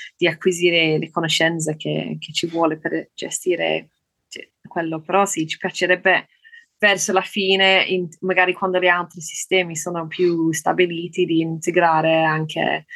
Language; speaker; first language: Italian; non-native, fluent; English